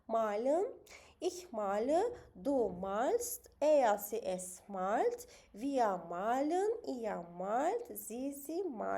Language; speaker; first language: German; non-native, fluent; Azerbaijani